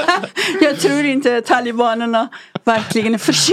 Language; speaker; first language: Swedish; non-native, fluent; Persian